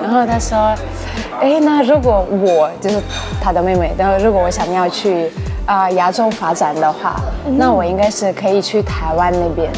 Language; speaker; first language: Chinese; non-native, fluent; Russian